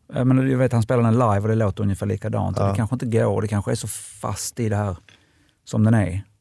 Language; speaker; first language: Swedish; native; Swedish